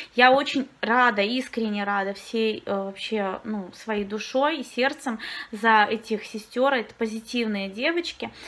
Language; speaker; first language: Russian; native; Russian